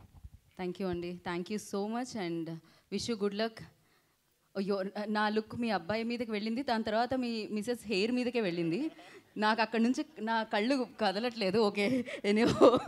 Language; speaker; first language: Telugu; native; Telugu